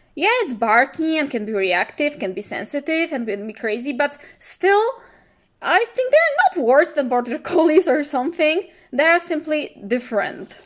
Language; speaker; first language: English; non-native, fluent; Polish